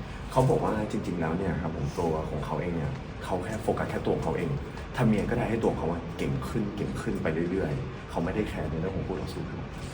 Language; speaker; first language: Thai; native; Thai